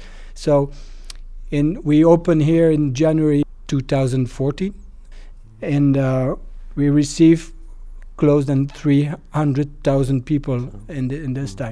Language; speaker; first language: English; non-native, learner; French